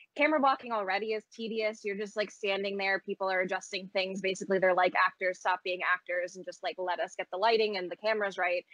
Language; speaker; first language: English; native; English